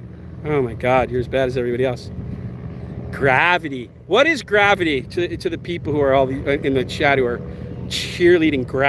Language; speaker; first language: English; native; English